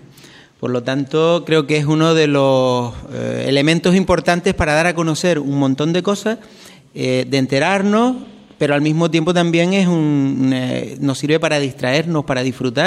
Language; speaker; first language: Spanish; native; Spanish